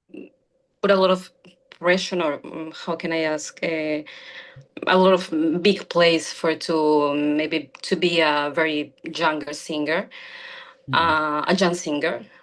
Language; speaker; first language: English; non-native, learner; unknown